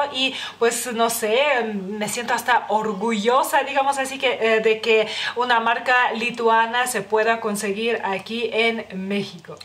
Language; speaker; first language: Spanish; non-native, fluent; Lithuanian